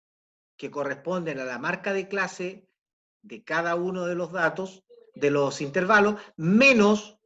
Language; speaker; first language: Spanish; native; Spanish